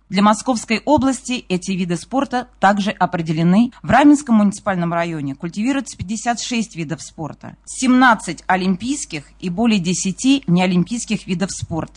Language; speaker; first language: Russian; native; Russian